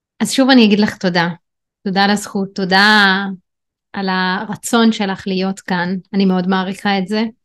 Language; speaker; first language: Hebrew; non-native, local second language; Arabic